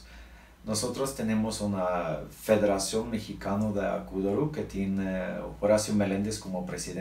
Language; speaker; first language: Spanish; non-native, learner; Norwegian